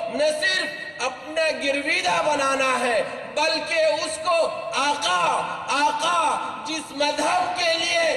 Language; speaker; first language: Urdu; native; Urdu